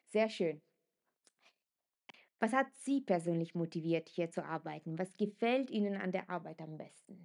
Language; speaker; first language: German; non-native, fluent; Italian